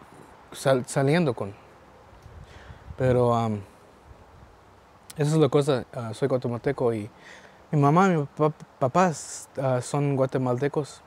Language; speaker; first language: Spanish; early bilingual, heritage; Spanish